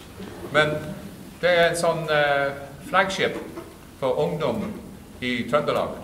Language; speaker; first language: Norwegian; non-native, fluent; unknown